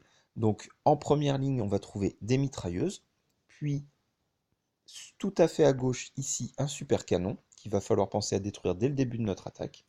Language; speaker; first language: French; native; French